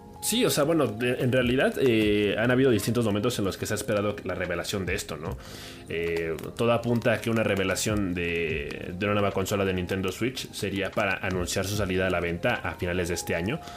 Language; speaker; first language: Spanish; native; Spanish